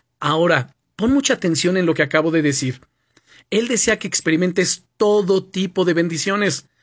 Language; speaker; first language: Spanish; native; Spanish